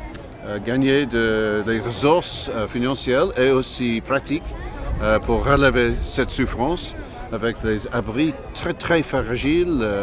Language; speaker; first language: French; non-native, learner; English